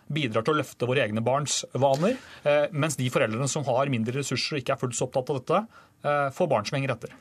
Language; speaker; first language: Norwegian; native; Norwegian